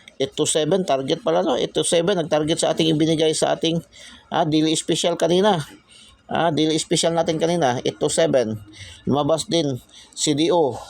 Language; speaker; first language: Filipino; non-native, local second language; Cebuano